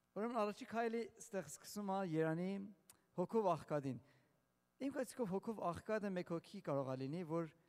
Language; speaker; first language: Armenian; native; Armenian